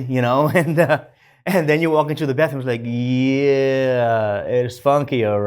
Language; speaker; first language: English; native; English